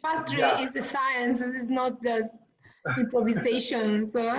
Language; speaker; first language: English; non-native, learner; Italian